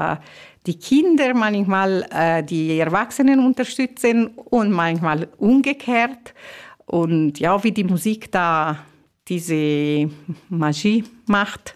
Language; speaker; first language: German; non-native, learner; Italian